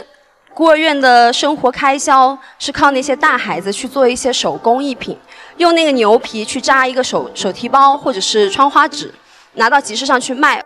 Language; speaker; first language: Chinese; native; Chinese